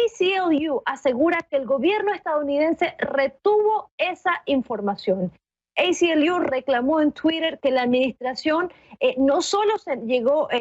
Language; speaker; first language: Spanish; native; Spanish